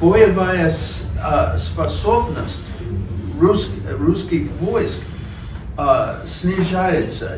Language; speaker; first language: Russian; non-native, fluent; English